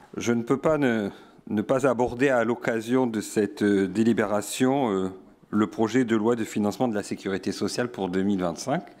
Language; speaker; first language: French; native; French